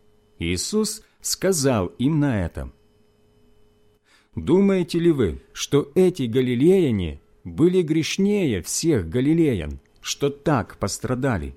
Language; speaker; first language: Russian; native; Russian